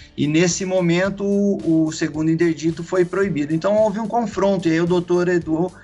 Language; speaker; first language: Portuguese; native; Portuguese